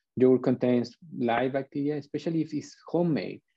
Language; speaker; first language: English; non-native, fluent; Spanish